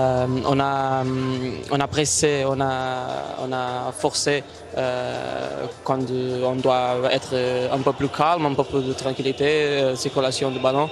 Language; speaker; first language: French; non-native, learner; Portuguese